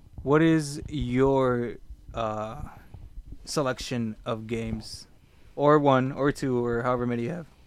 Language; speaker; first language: English; native; English